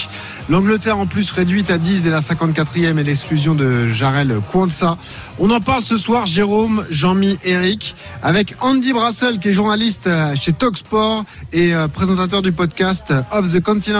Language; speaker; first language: French; native; French